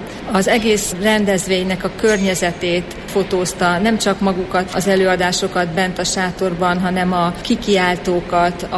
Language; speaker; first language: Hungarian; native; Hungarian